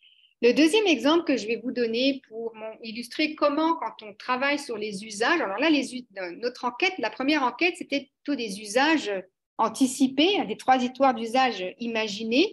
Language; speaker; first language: French; native; French